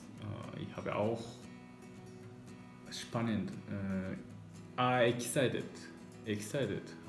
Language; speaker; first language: German; non-native, learner; Japanese